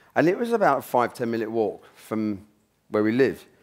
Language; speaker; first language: English; native; English